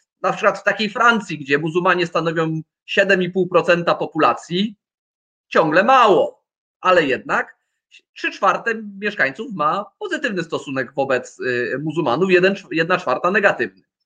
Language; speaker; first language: Polish; native; Polish